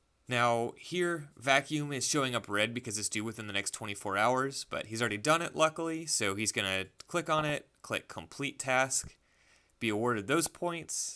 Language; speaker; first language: English; native; English